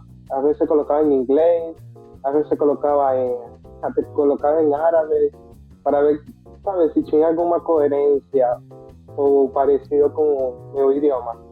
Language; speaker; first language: Portuguese; non-native, fluent; Spanish